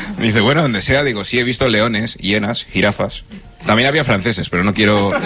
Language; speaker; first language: Spanish; early bilingual, other home language; English